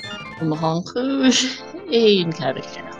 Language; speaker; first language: French; non-native, fluent; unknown